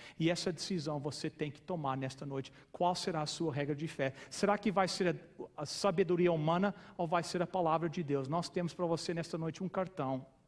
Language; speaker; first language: Portuguese; non-native, fluent; English